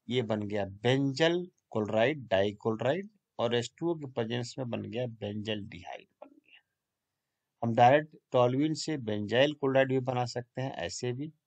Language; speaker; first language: Hindi; native; Hindi